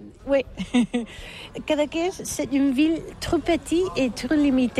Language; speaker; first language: French; non-native, learner; Catalan